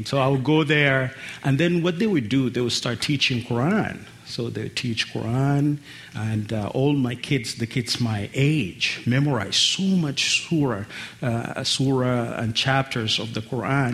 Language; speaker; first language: English; non-native, fluent; Arabic